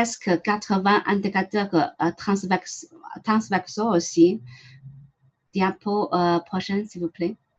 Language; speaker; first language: French; non-native, learner; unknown